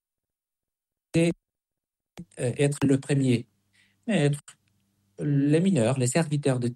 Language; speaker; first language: French; non-native, fluent; Spanish